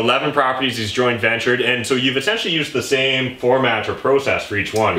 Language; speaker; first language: English; native; English